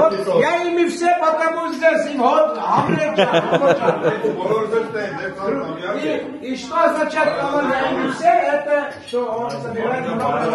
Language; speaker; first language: Russian; non-native, fluent; Armenian